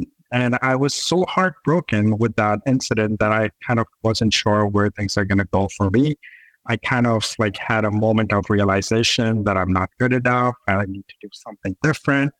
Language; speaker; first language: English; non-native, local second language; Urdu